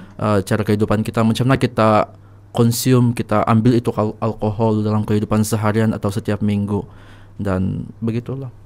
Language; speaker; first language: Malay; native; Malay